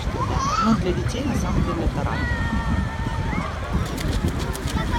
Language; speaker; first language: Russian; native; Russian